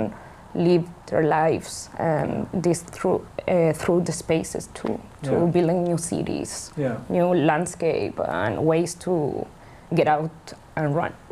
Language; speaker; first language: English; non-native, learner; Spanish